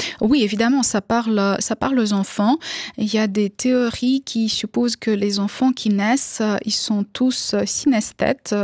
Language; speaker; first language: French; non-native, fluent; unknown